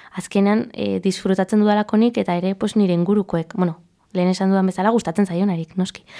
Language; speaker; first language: Basque; non-native, local second language; Spanish